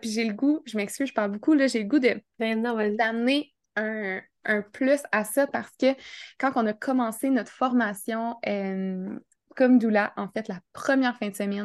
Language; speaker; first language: French; native; French